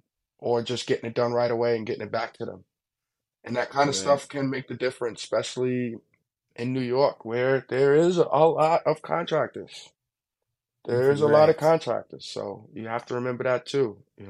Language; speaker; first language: English; native; English